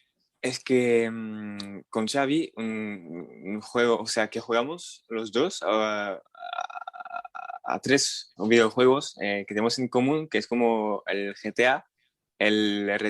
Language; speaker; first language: Spanish; non-native, fluent; French